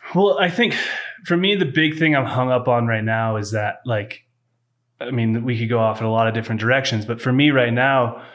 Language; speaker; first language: English; native; English